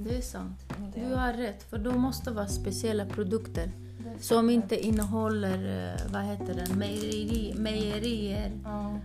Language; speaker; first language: Swedish; early bilingual, other home language; Kurdish